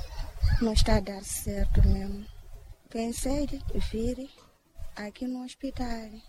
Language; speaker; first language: Portuguese; non-native, local second language; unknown